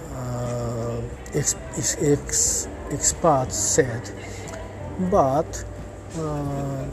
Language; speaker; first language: English; non-native, learner; Japanese